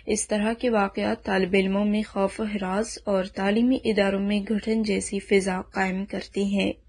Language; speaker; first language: Urdu; non-native, local second language; Baluchi